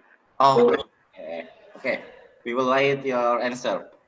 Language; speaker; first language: English; non-native, learner; Indonesian